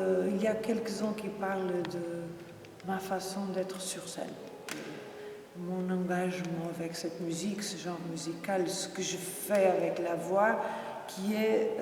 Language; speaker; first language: French; non-native, fluent; Portuguese